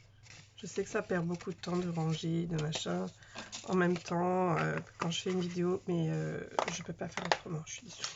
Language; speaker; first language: French; native; French